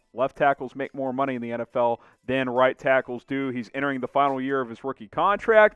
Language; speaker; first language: English; native; English